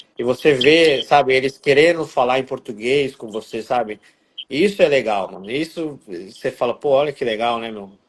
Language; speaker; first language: Portuguese; native; Portuguese